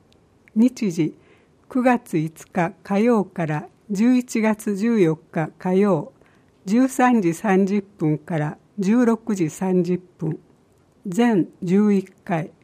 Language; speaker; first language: Japanese; native; Japanese